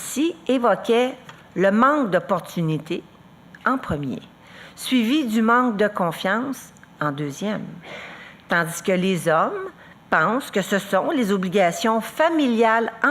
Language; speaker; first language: French; native; French